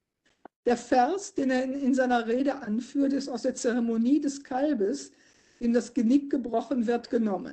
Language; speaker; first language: German; native; German